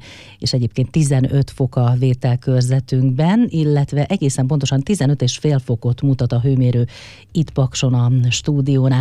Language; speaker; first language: Hungarian; native; Hungarian